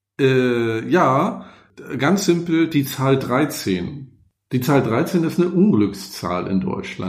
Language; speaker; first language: German; native; German